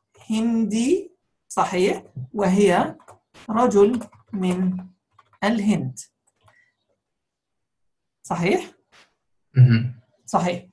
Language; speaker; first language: Arabic; non-native, fluent; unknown